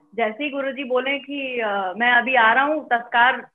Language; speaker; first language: Hindi; native; Hindi